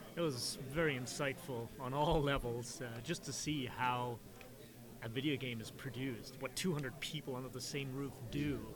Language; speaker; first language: English; non-native, fluent; Danish